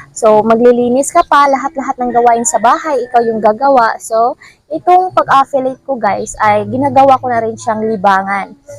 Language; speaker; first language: Filipino; native; Filipino